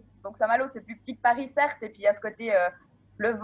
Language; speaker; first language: French; native; French